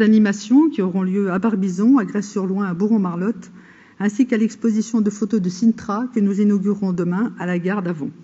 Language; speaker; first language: French; native; French